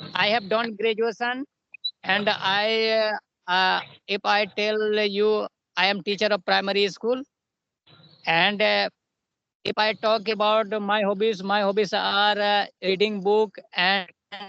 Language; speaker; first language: English; non-native, learner; Hindi